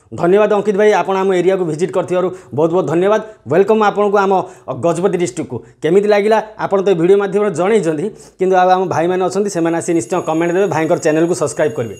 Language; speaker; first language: Hindi; non-native, local second language; Odia